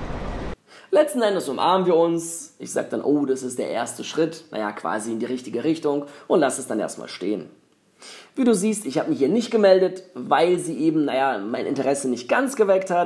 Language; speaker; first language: German; native; German